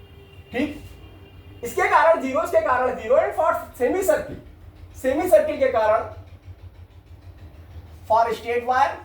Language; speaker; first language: Hindi; native; Hindi